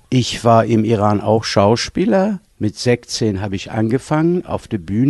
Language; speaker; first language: German; non-native, fluent; Persian